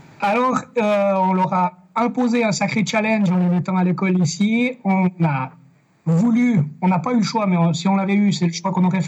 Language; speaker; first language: French; native; French